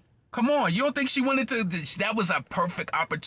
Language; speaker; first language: English; native; English